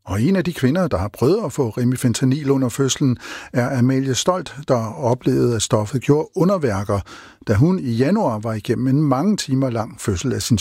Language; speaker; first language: Danish; native; Danish